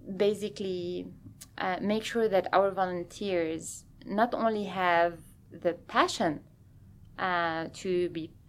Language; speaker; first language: English; non-native, fluent; Arabic